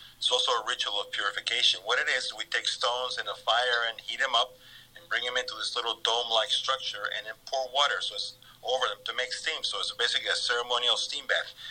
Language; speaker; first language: English; early bilingual, other home language; Spanish